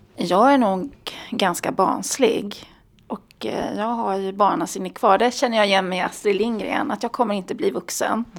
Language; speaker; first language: Swedish; native; Swedish